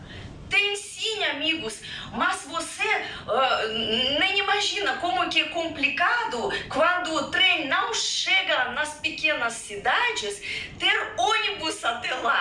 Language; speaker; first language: Portuguese; non-native, fluent; Russian